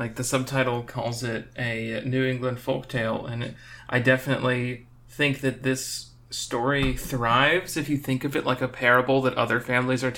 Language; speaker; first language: English; native; English